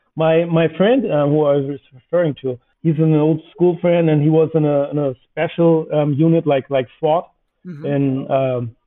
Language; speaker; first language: English; non-native, fluent; German